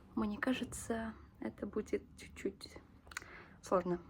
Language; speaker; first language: Russian; non-native, local second language; Kazakh